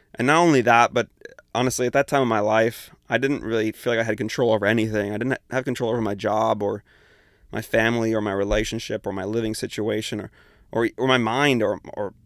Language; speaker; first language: English; native; English